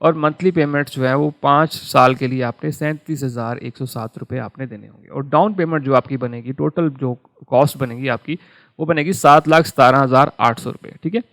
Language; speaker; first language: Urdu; non-native, local second language; Punjabi